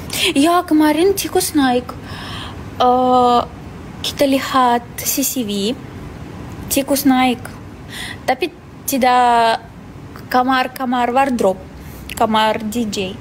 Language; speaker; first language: Indonesian; non-native, fluent; Russian